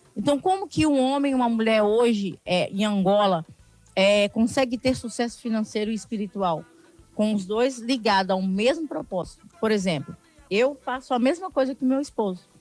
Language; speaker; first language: Portuguese; native; Portuguese